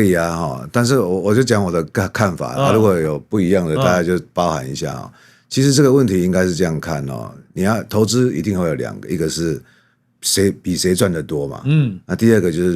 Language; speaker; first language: Chinese; native; Chinese